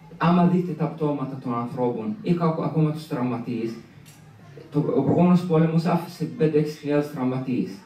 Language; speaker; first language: Greek; early bilingual, other home language; Arabic